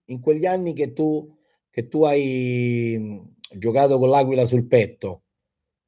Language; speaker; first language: Italian; native; Italian